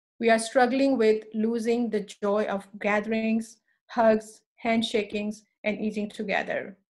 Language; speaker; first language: English; non-native, local second language; Urdu